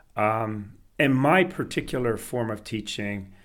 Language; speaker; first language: English; early bilingual, other home language; Swedish